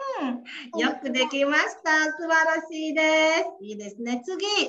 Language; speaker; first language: Japanese; non-native, fluent; Vietnamese